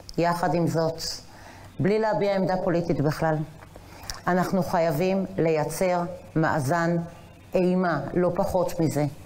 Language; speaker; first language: Hebrew; native; Hebrew